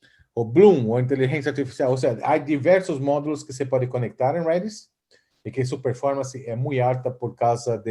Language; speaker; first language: Portuguese; non-native, fluent; Spanish